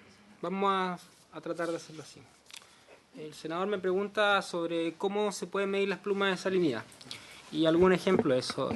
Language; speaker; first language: Spanish; native; Spanish